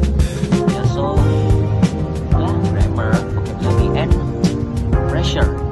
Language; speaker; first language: English; non-native, learner; Indonesian